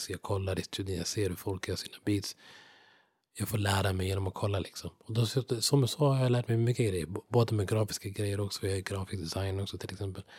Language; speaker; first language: Swedish; non-native, fluent; English